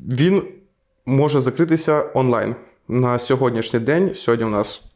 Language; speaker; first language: Ukrainian; native; Ukrainian